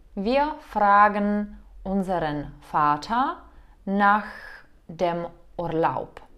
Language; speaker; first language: German; non-native, fluent; Czech